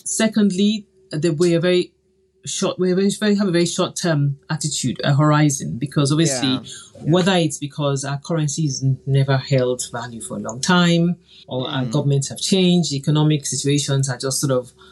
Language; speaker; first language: English; non-native, local second language; Yoruba